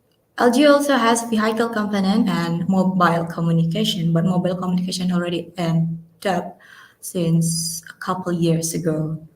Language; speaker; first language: English; non-native, learner; Indonesian